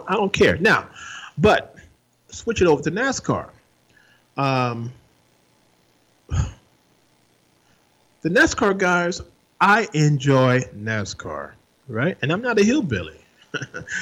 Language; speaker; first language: English; native; English